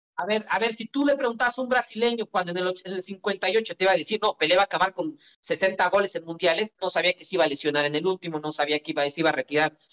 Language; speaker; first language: Spanish; native; Spanish